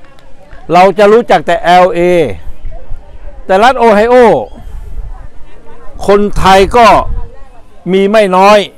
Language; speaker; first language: Thai; native; Thai